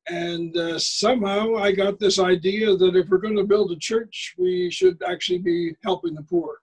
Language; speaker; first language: English; native; English